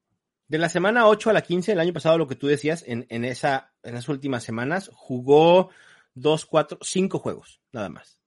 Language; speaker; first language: Spanish; native; Spanish